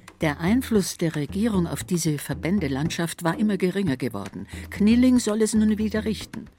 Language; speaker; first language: German; native; German